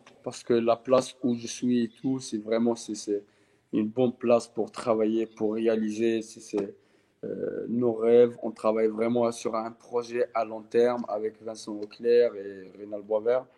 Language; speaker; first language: French; non-native, local second language; Arabic